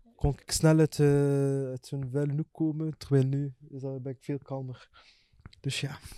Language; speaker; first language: Dutch; early bilingual, other home language; Arabic